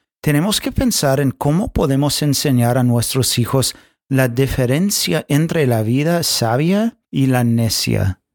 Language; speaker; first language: Spanish; non-native, fluent; English